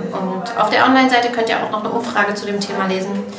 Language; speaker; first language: German; native; German